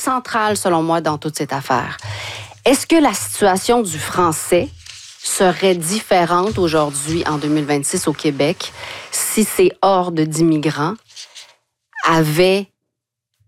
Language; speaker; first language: French; native; French